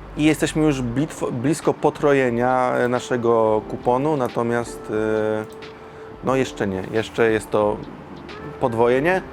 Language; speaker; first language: Polish; native; Polish